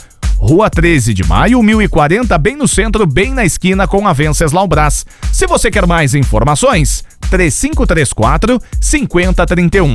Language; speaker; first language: Portuguese; native; Portuguese